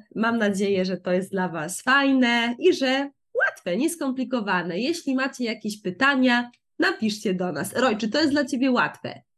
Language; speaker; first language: Polish; native; Polish